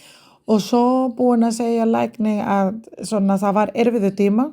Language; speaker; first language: Icelandic; non-native, learner; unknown